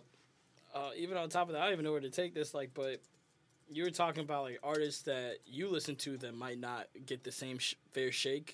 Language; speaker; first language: English; early bilingual, other home language; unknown